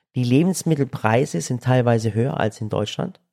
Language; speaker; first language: German; early bilingual, other home language; Turkish